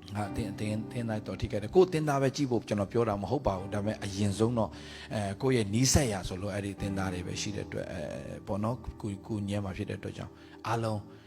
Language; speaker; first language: Burmese; non-native, local second language; Tedim Chin